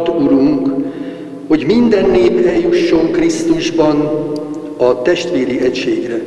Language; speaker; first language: Hungarian; native; Hungarian